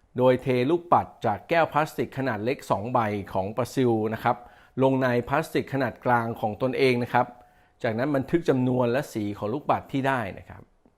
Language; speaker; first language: Thai; native; Thai